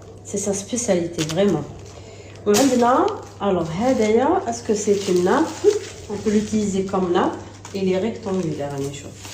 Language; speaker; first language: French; non-native, local second language; Arabic